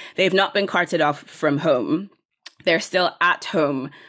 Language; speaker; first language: English; native; English